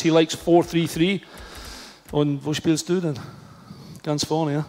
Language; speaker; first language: German; non-native, learner; English